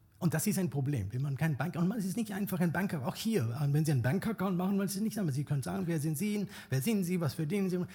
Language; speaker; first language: German; non-native, fluent; Bangla